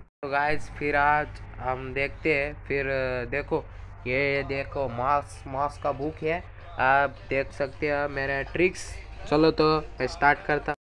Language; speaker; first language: Hindi; non-native, local second language; Marathi